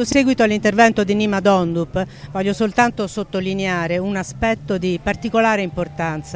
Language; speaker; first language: Italian; native; Italian